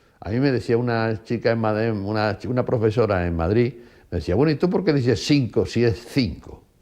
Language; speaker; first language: Spanish; native; Spanish